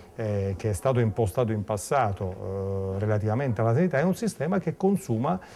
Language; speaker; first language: Italian; native; Italian